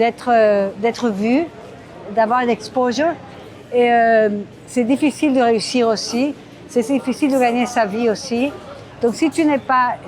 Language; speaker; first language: French; non-native, fluent; Portuguese